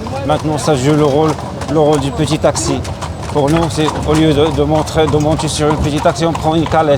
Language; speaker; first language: French; non-native, local second language; Arabic